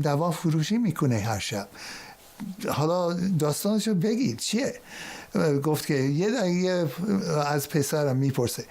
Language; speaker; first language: Persian; non-native, fluent; English